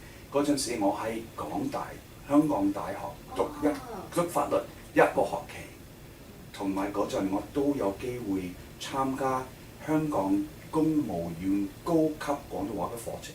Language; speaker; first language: Cantonese; non-native, fluent; English